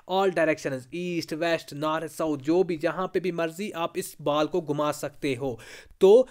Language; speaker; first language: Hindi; non-native, local second language; Kashmiri